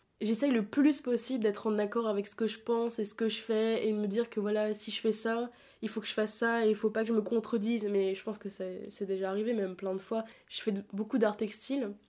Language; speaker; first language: French; native; French